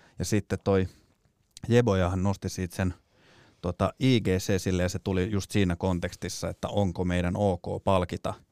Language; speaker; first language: Finnish; native; Finnish